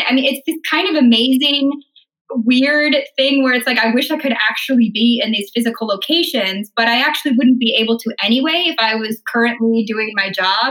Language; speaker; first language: English; native; English